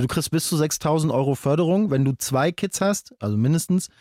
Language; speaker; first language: German; native; German